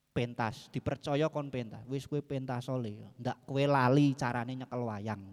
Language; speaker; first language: Indonesian; native; Indonesian